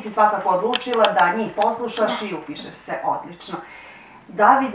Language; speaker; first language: Croatian; native; Croatian